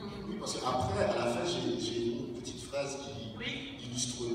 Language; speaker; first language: French; non-native, local second language; Haitian Creole